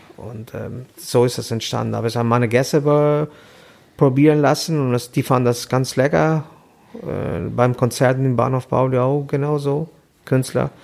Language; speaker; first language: German; non-native, fluent; Albanian